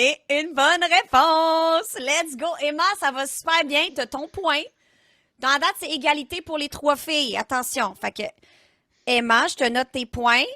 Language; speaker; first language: French; native; French